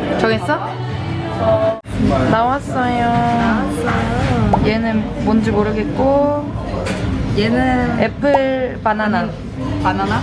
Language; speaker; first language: Korean; native; Korean